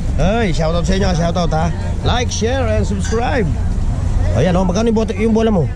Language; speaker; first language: Filipino; native; Filipino